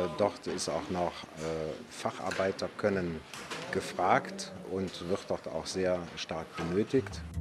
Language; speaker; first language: German; native; German